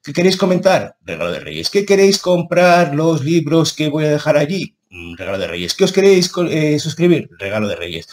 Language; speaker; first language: Spanish; native; Spanish